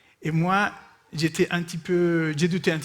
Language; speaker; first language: French; non-native, fluent; Spanish